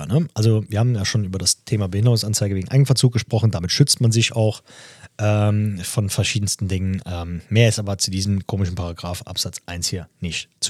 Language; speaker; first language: German; native; German